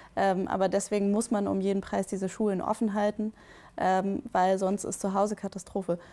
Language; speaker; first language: German; native; German